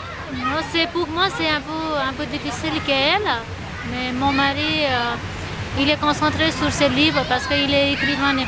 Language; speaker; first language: French; non-native, learner; Nepali